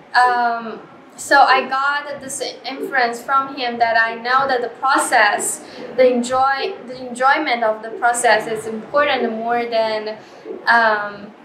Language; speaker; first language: English; non-native, fluent; Chinese